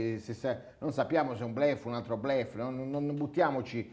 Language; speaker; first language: Italian; native; Italian